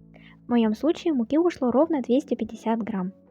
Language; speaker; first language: Russian; native; Russian